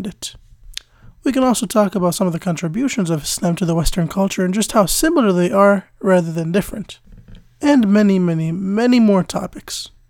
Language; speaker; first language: English; native; English